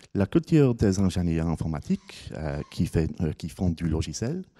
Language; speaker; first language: French; non-native, fluent; English